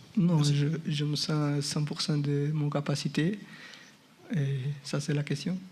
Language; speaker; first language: French; non-native, fluent; Portuguese